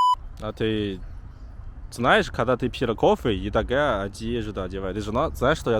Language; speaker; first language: Russian; non-native, learner; Chinese